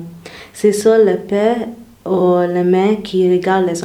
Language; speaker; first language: French; non-native, learner; English